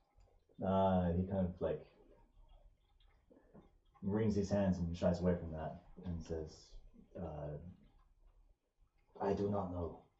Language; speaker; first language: English; native; English